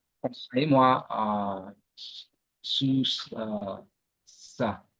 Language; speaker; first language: French; non-native, learner; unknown